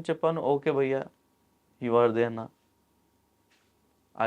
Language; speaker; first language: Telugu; non-native, local second language; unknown